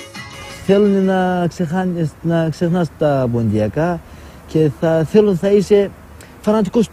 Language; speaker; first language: Greek; early bilingual, heritage; Turkish